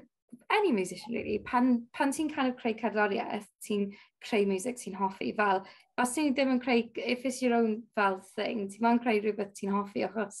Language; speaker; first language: Welsh; non-native, local second language; English